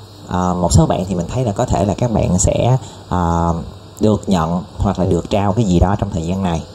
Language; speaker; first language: Vietnamese; native; Vietnamese